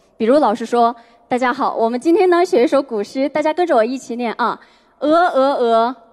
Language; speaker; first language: Chinese; non-native, local second language; Uyghur